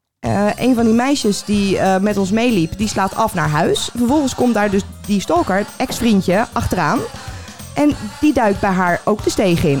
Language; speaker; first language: Dutch; native; Dutch